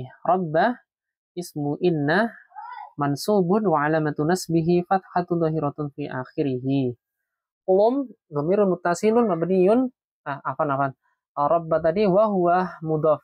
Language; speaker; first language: Arabic; non-native, fluent; Indonesian